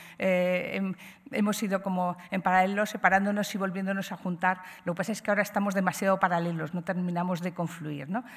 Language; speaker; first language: Spanish; native; Spanish